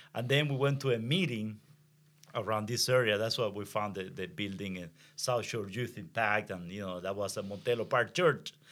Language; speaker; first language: English; non-native, learner; Spanish